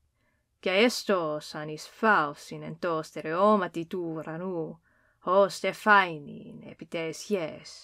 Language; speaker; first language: Greek; non-native, fluent; English